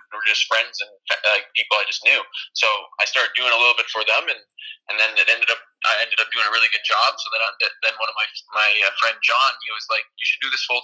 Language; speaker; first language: English; native; English